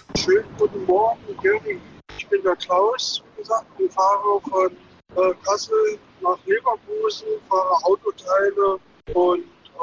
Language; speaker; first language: German; native; German